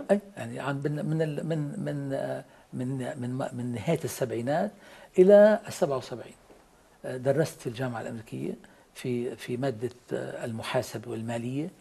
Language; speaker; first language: Arabic; native; Arabic